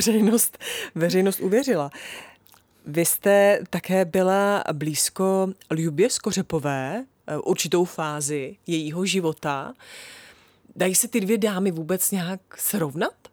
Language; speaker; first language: Czech; native; Czech